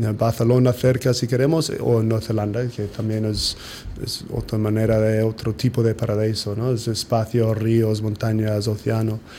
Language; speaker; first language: Spanish; non-native, fluent; English